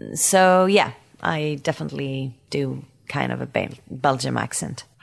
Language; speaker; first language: English; non-native, fluent; French